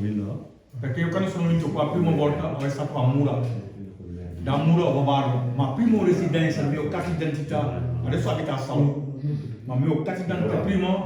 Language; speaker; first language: Italian; non-native, learner; Wolof